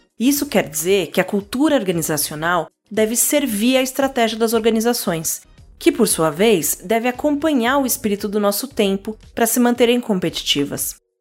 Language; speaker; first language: Portuguese; native; Portuguese